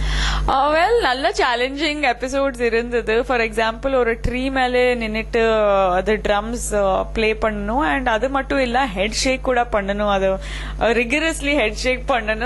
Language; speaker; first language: Tamil; non-native, fluent; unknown